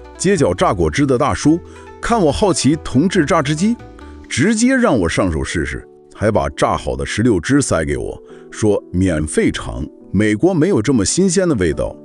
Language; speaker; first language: Chinese; non-native, fluent; English